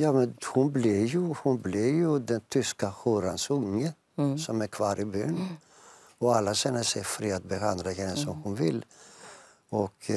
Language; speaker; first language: Swedish; non-native, fluent; Greek